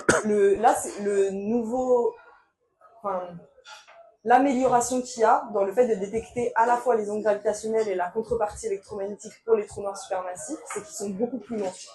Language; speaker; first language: French; native; French